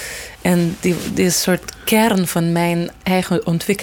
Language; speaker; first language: Dutch; non-native, fluent; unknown